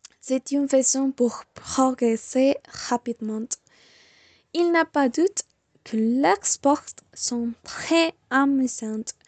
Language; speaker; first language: French; non-native, learner; Spanish